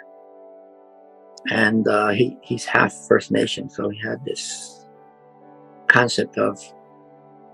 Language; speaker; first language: English; native; English